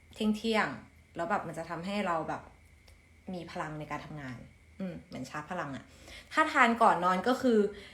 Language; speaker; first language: Thai; native; Thai